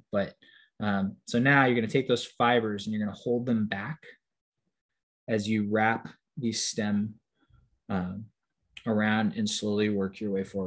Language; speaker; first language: English; native; English